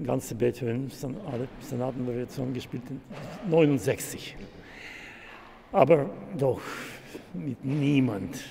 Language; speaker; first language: German; non-native, learner; Russian